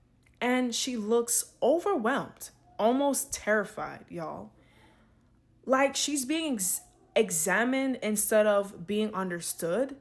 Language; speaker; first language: English; native; English